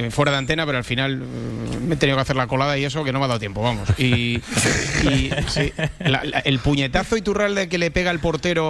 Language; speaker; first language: Spanish; native; Spanish